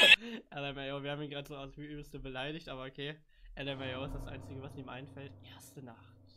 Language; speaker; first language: German; native; German